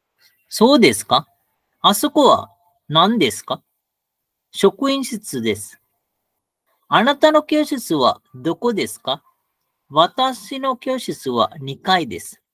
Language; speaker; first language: Japanese; non-native, fluent; Sinhala